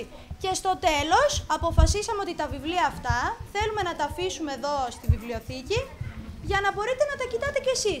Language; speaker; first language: Greek; native; Greek